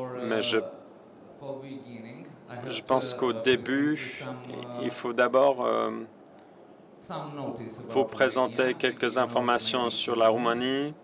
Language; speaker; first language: French; non-native, fluent; Romanian